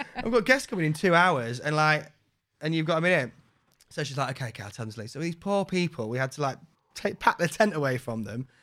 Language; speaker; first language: English; native; English